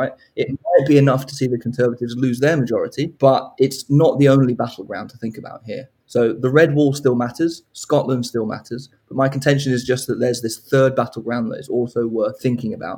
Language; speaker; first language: English; native; English